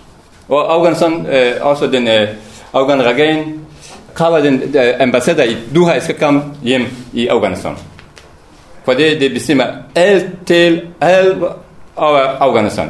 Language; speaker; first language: Danish; non-native, learner; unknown